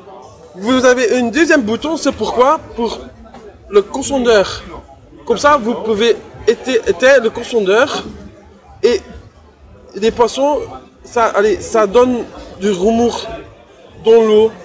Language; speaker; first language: French; non-native, learner; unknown